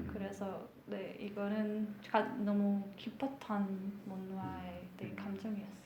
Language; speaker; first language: Korean; non-native, fluent; Hungarian